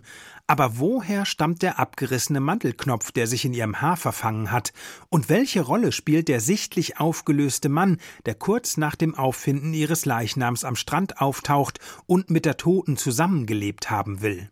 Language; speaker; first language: German; native; German